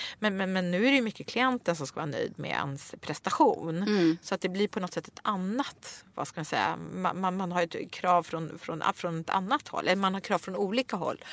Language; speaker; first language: Swedish; native; Swedish